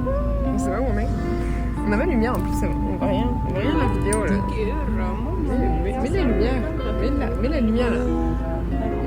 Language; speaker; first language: French; native; French